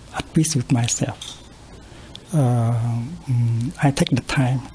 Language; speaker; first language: English; non-native, fluent; Vietnamese